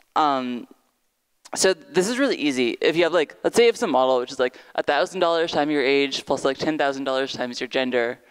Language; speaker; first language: English; native; English